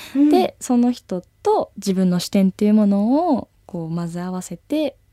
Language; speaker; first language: Japanese; native; Japanese